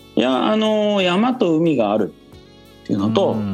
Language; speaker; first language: Japanese; native; Japanese